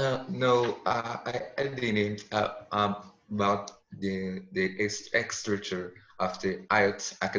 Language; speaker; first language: English; non-native, learner; Portuguese